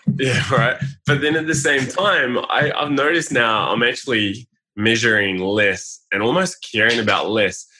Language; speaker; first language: English; native; English